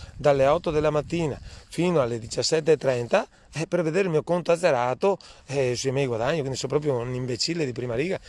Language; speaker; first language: Italian; native; Italian